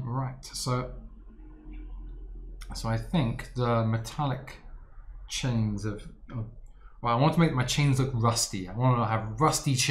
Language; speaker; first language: English; native; English